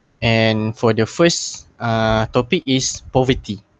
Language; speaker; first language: English; non-native, local second language; Malay